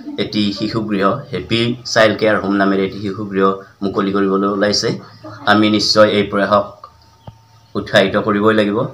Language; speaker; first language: Assamese; native; Assamese